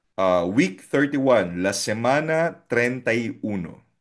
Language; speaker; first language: Spanish; non-native, fluent; Filipino